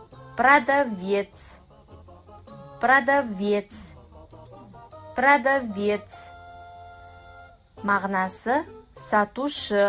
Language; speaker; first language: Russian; non-native, fluent; Kazakh